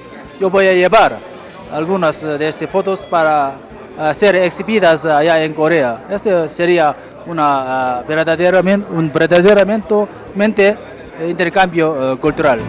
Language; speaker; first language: Spanish; non-native, fluent; Korean